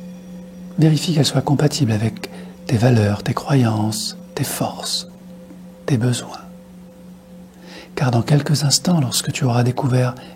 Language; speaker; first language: French; native; French